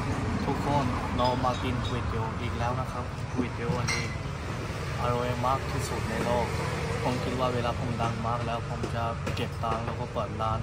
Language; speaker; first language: Thai; non-native, fluent; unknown